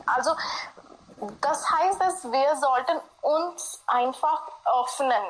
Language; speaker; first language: German; non-native, fluent; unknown